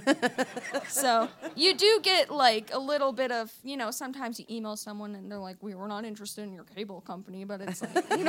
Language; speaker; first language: English; native; English